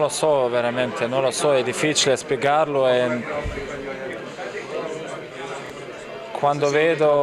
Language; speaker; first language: Italian; non-native, learner; Bosnian